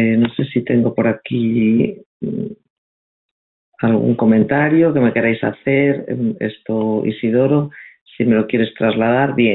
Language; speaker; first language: Spanish; native; Spanish